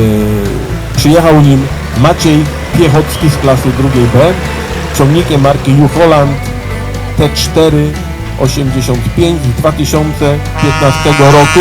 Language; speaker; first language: Polish; native; Polish